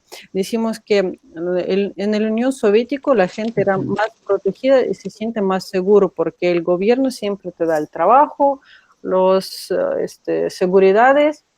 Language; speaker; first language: Spanish; non-native, fluent; Russian